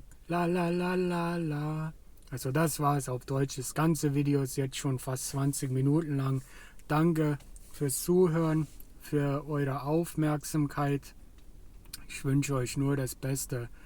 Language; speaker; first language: German; non-native, fluent; English